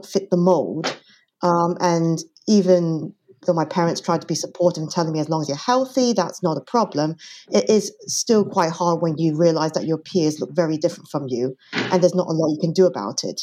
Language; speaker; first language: English; non-native, local second language; Cantonese